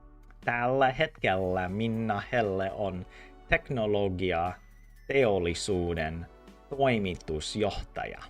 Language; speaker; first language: Finnish; non-native, learner; English